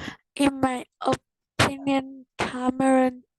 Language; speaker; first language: English; non-native, learner; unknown